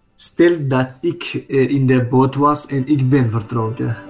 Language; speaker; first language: Dutch; non-native, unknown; Arabic